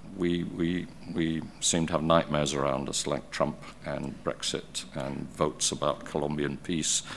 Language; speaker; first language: English; native; English